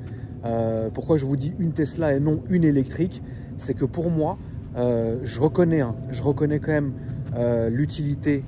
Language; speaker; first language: French; native; French